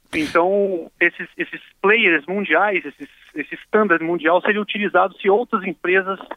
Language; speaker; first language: Portuguese; native; Portuguese